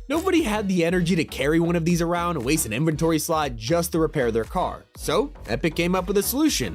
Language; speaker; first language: English; native; English